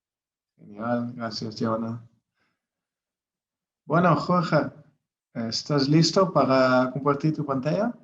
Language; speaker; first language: Spanish; non-native, learner; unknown